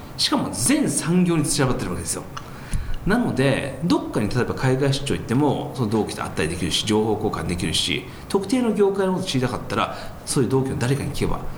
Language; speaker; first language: Japanese; early bilingual, heritage; Japanese